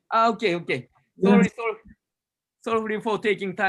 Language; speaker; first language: English; non-native, learner; Japanese